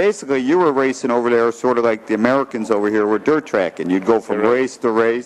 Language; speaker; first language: English; native; English